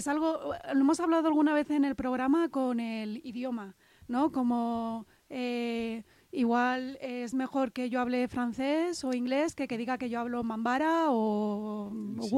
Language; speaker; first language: Spanish; native; Spanish